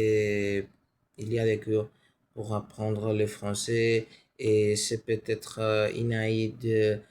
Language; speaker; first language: French; non-native, learner; Spanish